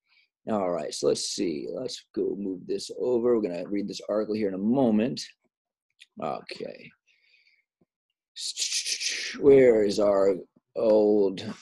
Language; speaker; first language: English; native; English